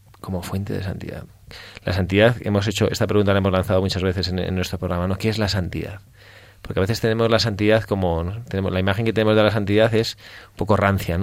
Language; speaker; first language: Spanish; native; Spanish